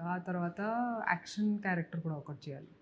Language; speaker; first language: Telugu; non-native, local second language; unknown